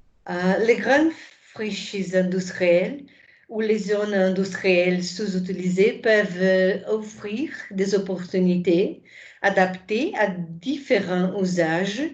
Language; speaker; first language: French; non-native, fluent; Portuguese